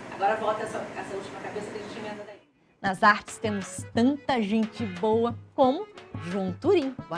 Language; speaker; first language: Portuguese; native; Portuguese